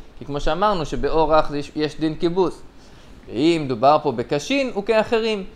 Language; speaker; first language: Hebrew; native; Hebrew